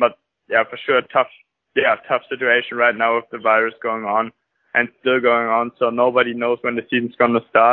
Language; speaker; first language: English; non-native, fluent; German